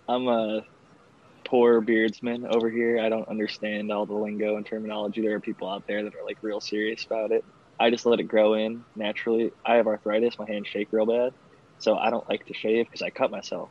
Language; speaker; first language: English; native; English